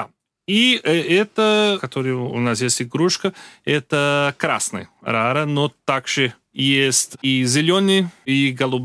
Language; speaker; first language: Russian; non-native, learner; Portuguese